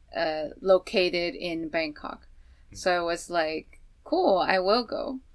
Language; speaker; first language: English; non-native, fluent; Chinese